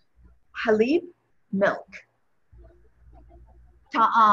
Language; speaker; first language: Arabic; non-native, fluent; English